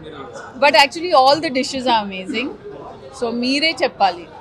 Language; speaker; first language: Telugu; non-native, learner; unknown